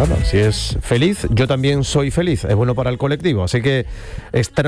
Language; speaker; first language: Spanish; native; Spanish